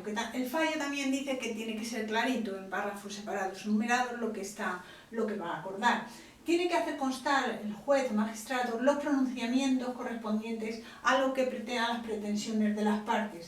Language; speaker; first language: Spanish; native; Spanish